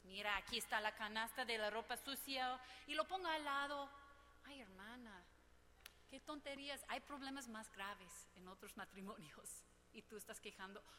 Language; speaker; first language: Spanish; non-native, fluent; English